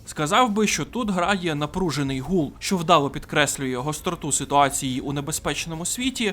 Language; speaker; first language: Ukrainian; native; Ukrainian